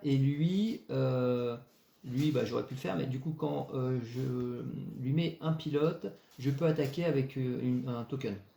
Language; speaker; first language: French; native; French